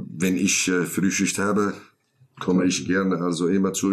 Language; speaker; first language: German; non-native, learner; Kurdish